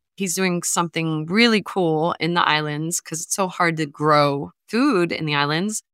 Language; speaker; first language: English; native; English